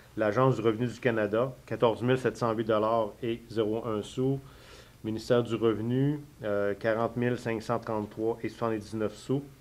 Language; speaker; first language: French; native; French